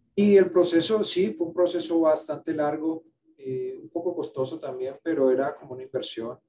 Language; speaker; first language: Spanish; native; Spanish